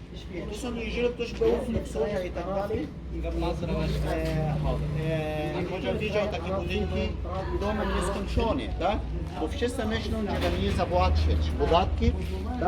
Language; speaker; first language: Polish; non-native, learner; Arabic